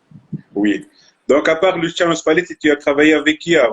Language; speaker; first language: French; non-native, local second language; Arabic